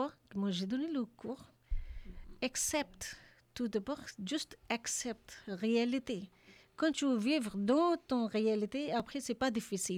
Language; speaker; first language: French; non-native, learner; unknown